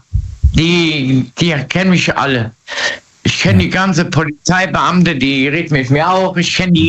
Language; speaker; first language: German; native; German